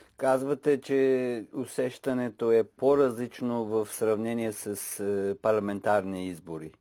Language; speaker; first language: Bulgarian; non-native, local second language; Turkish